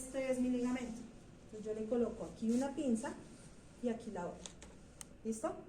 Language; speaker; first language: Spanish; native; Spanish